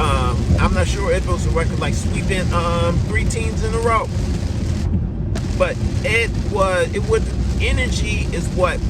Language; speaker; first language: English; native; English